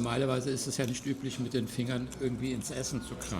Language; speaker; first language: German; native; German